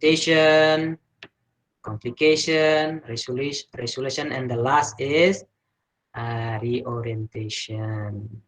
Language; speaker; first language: English; non-native, learner; Indonesian